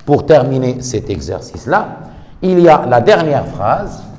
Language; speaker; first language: French; non-native, local second language; Arabic